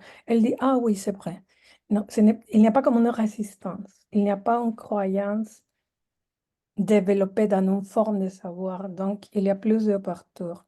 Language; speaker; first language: French; non-native, fluent; Spanish